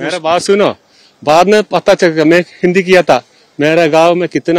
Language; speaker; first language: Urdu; non-native, local second language; Malayalam